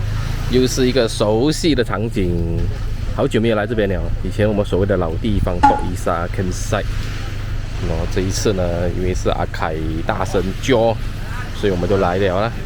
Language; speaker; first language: Chinese; native; Chinese